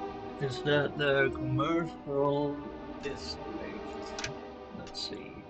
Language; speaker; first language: English; non-native, fluent; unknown